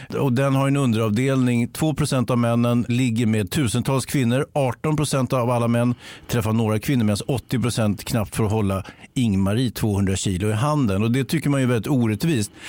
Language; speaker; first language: Swedish; native; Swedish